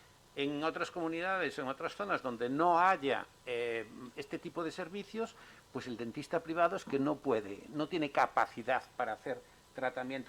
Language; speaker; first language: Spanish; native; Spanish